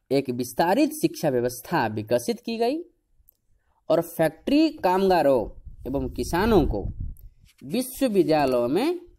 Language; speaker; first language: Hindi; non-native, local second language; Odia